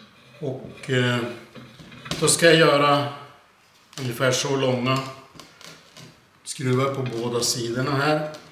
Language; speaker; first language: Swedish; native; Swedish